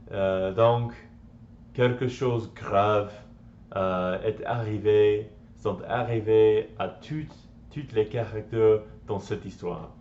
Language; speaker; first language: French; non-native, learner; English